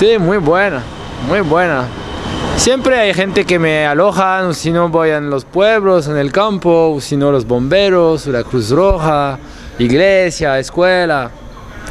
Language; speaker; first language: Spanish; non-native, learner; French